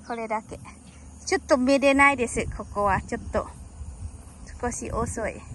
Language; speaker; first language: Japanese; non-native, learner; Lao